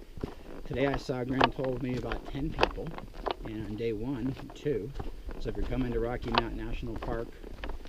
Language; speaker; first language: English; native; English